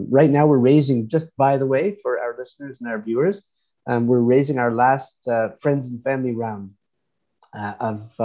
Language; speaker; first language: English; native; English